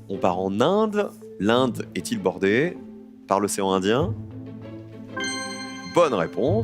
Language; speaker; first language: French; native; French